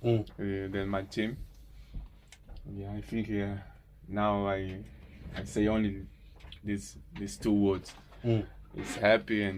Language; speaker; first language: English; non-native, learner; Portuguese